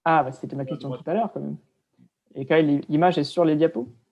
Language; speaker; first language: French; native; French